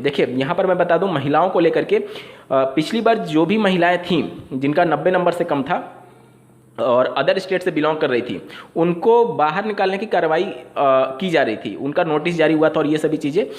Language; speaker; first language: Hindi; native; Hindi